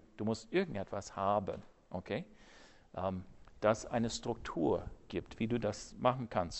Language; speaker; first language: German; non-native, fluent; English